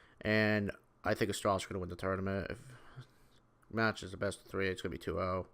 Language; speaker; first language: English; native; English